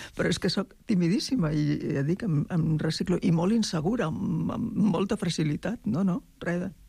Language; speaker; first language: Catalan; native; Catalan